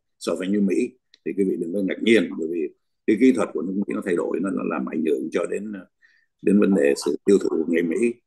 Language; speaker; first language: Vietnamese; native; Vietnamese